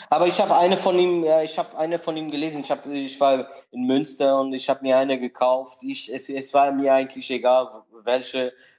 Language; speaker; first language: German; non-native, learner; Portuguese